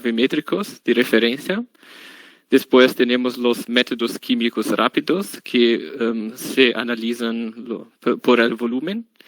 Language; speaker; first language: Spanish; non-native, learner; German